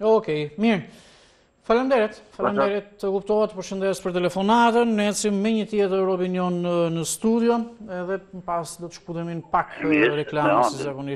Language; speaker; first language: Albanian; native; Albanian